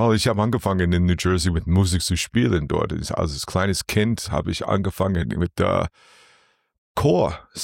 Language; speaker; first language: German; non-native, learner; English